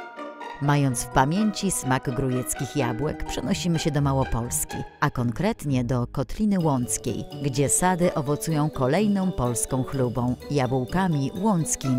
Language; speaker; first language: Polish; native; Polish